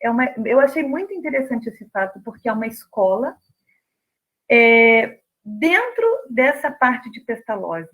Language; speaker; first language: Portuguese; native; Portuguese